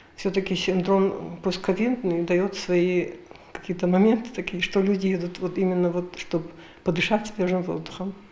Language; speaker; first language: Russian; native; Russian